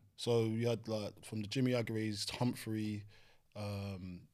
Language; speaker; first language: English; native; English